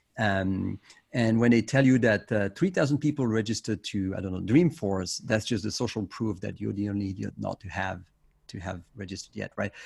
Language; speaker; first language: English; non-native, fluent; French